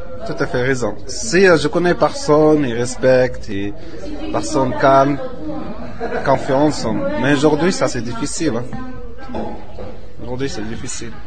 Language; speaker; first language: French; non-native, learner; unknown